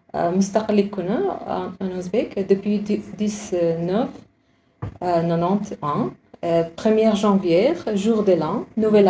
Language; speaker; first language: French; non-native, learner; Uzbek